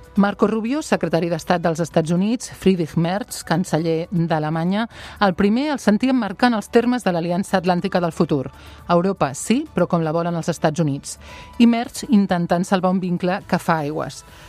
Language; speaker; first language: Catalan; native; Catalan